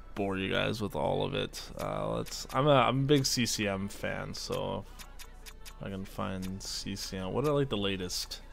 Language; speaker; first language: English; native; English